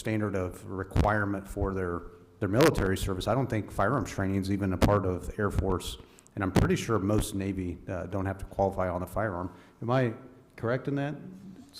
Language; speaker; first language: English; native; English